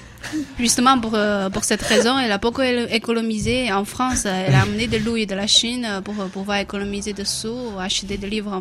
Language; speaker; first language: French; non-native, learner; Chinese